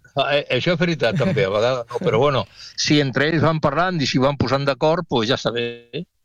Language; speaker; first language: Catalan; non-native, local second language; Spanish